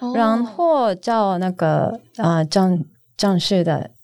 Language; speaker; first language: Chinese; non-native, learner; Japanese